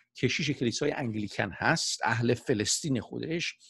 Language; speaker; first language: Persian; native; Persian